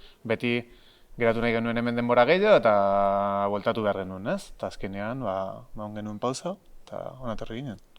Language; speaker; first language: Basque; non-native, local second language; Spanish